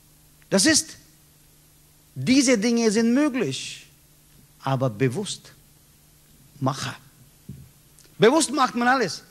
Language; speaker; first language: German; non-native, learner; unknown